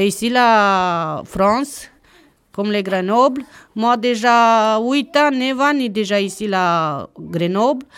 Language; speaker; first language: French; non-native, learner; Romanian